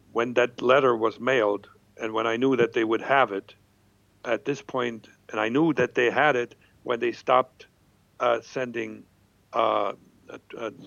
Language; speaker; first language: English; non-native, fluent; German